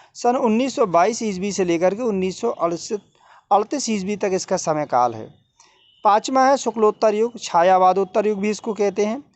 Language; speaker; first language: Hindi; native; Hindi